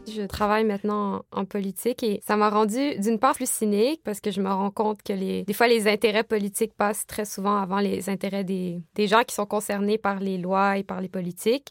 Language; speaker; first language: French; early bilingual, other home language; Arabic